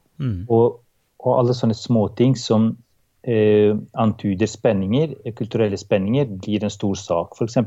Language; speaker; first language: Norwegian; non-native, fluent; Albanian